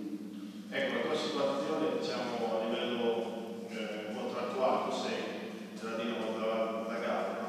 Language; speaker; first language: Italian; native; Italian